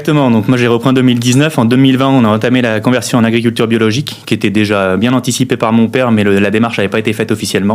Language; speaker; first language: French; native; French